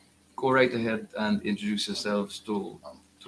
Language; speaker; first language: English; native; English